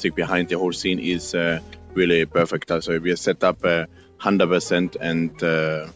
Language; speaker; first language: English; non-native, fluent; German